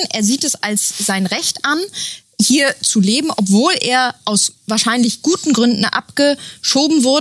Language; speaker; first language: German; native; German